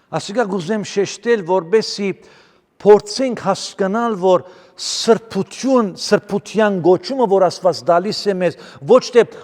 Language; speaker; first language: Armenian; native; Armenian